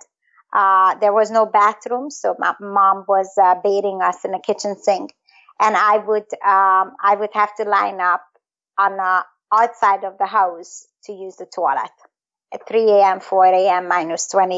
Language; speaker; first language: English; non-native, fluent; Hungarian